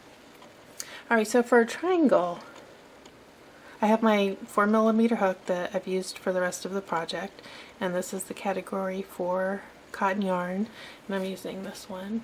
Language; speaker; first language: English; native; English